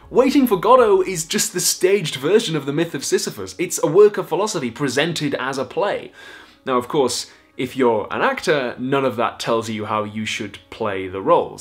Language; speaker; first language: English; native; English